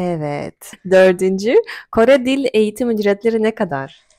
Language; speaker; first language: Turkish; non-native, fluent; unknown